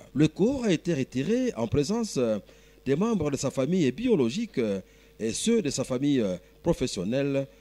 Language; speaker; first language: French; non-native, local second language; Swahili